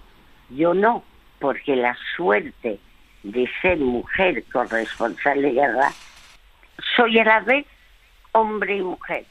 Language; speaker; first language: Spanish; early bilingual, other home language; French